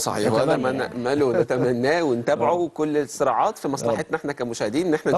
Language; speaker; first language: Arabic; native; Arabic